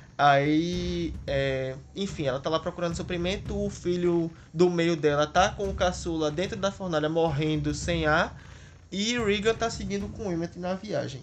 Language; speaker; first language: Portuguese; native; Portuguese